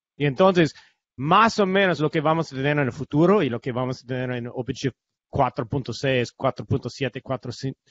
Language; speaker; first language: Spanish; non-native, learner; English